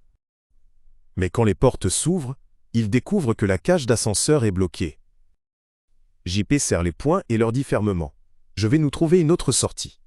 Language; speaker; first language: French; native; French